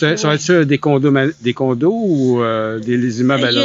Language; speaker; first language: French; native; French